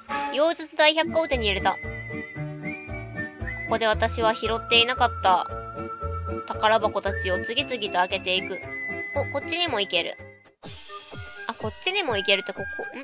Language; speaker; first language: Japanese; native; Japanese